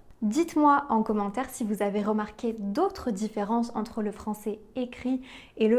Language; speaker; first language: French; native; French